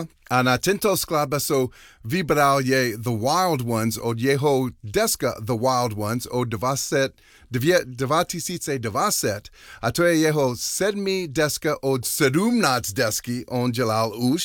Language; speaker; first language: Czech; non-native, learner; English